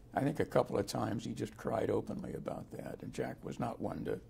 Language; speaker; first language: English; native; English